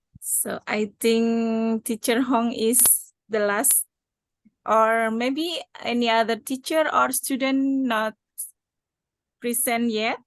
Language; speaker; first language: English; non-native, learner; Indonesian